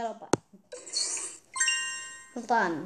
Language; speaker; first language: English; native; English